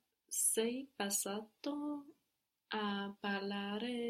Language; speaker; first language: Italian; non-native, learner; English